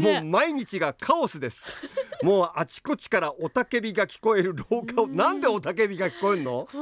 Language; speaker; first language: Japanese; native; Japanese